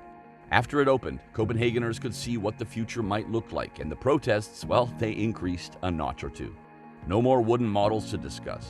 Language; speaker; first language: English; native; English